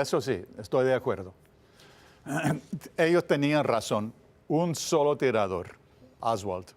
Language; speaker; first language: Spanish; non-native, fluent; English